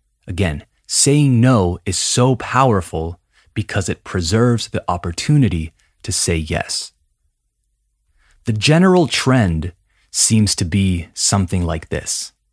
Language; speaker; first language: English; native; English